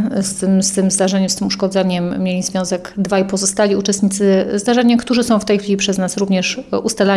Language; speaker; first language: Polish; native; Polish